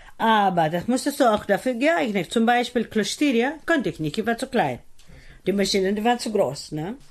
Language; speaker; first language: German; non-native, fluent; Greek